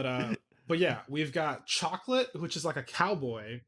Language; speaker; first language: English; native; English